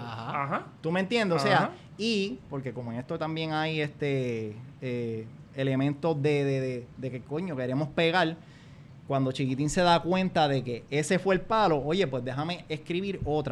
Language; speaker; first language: Spanish; native; Spanish